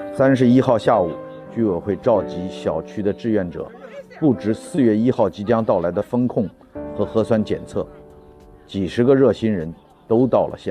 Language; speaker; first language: Chinese; native; Chinese